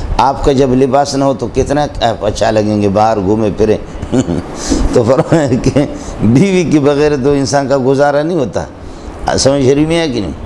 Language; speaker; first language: Urdu; non-native, local second language; Baluchi